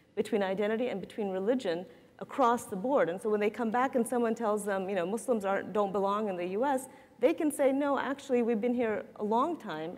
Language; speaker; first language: English; native; English